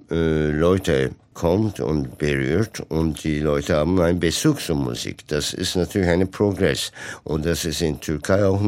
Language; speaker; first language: German; non-native, fluent; Turkish